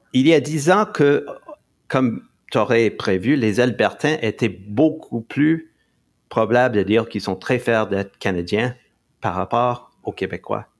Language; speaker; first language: French; non-native, local second language; English